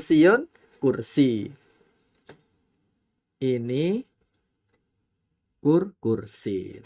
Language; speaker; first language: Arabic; non-native, fluent; Indonesian